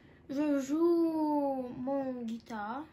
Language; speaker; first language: French; non-native, learner; Russian